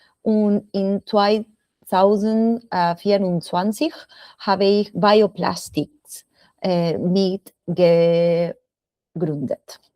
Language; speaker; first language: German; non-native, learner; Spanish